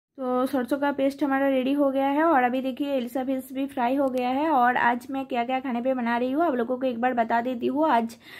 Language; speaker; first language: Hindi; non-native, local second language; Bangla